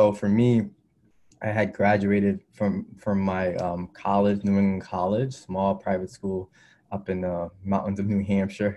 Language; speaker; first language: English; native; English